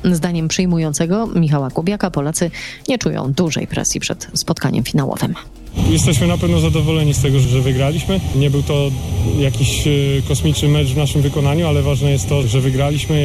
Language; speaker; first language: Polish; native; Polish